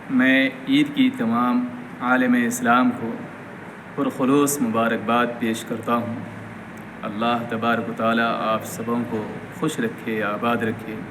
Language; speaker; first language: Urdu; native; Urdu